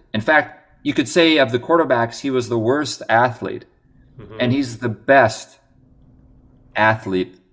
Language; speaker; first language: English; native; English